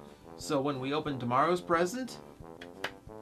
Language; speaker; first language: English; native; English